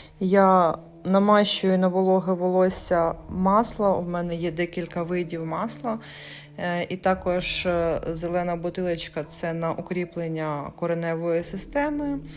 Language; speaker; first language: Ukrainian; non-native, local second language; Russian